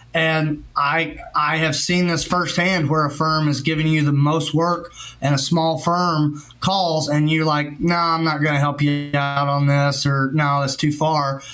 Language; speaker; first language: English; native; English